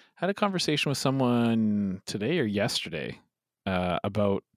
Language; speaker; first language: English; native; English